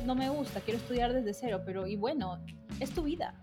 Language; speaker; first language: Spanish; native; Spanish